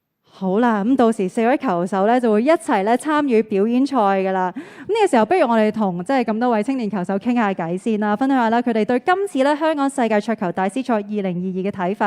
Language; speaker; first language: Cantonese; native; Cantonese